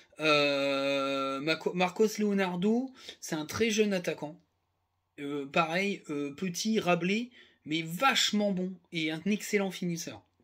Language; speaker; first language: French; native; French